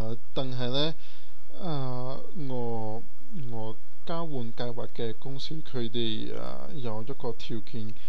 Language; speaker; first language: Cantonese; non-native, learner; Portuguese